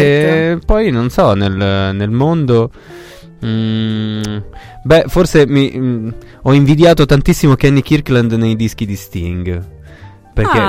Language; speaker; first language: Italian; native; Italian